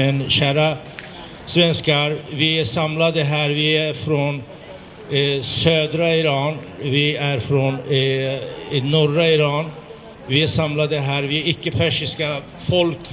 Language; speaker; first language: Swedish; non-native, fluent; Azerbaijani